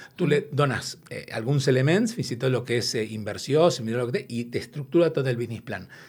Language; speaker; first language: Catalan; non-native, local second language; Spanish